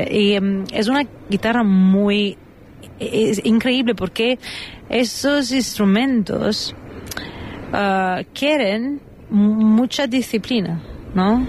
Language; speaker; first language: Spanish; non-native, fluent; Italian